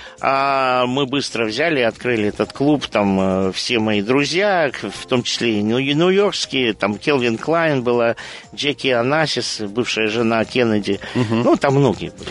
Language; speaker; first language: Russian; early bilingual, heritage; Russian